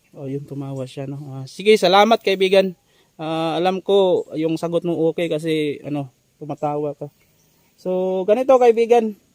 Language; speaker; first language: Filipino; native; Filipino